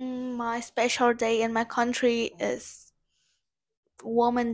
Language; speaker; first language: English; non-native, learner; Vietnamese